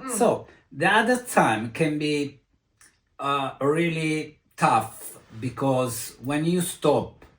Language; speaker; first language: English; non-native, learner; Italian